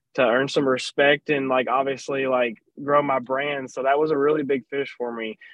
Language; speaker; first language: English; native; English